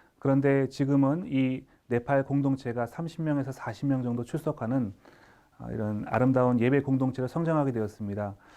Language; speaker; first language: Korean; native; Korean